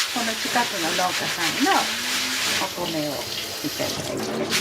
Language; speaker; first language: Japanese; native; Japanese